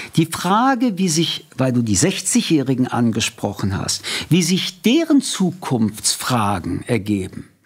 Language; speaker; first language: German; early bilingual, other home language; French